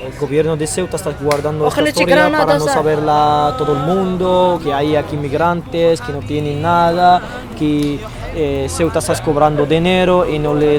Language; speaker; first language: Spanish; non-native, fluent; Arabic